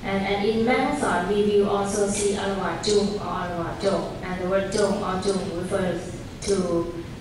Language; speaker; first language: English; non-native, fluent; Thai